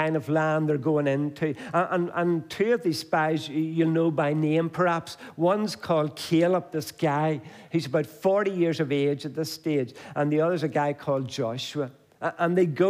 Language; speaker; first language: English; native; English